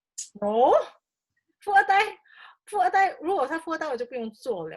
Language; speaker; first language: Chinese; native; Chinese